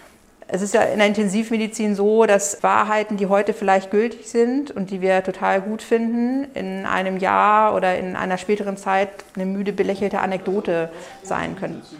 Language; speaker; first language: German; native; German